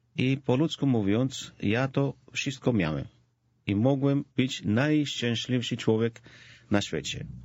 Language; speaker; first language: Polish; non-native, fluent; Georgian